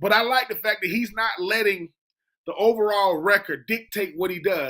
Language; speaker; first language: English; native; English